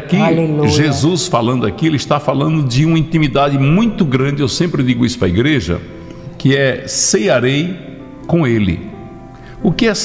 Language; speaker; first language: Portuguese; native; Portuguese